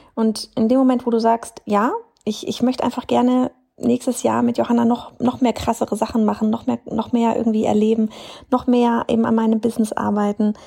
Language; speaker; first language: German; native; German